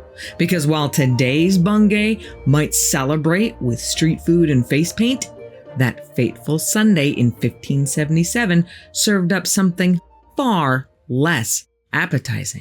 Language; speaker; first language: English; native; English